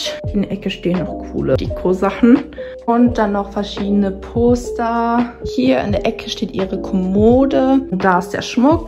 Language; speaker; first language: German; native; German